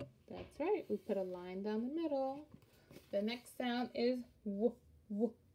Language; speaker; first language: English; early bilingual, other home language; Spanish